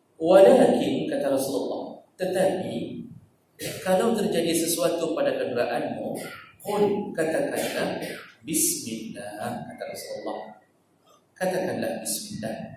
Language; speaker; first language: Malay; non-native, local second language; Achinese